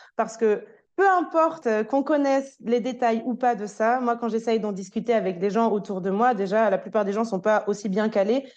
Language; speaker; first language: French; native; French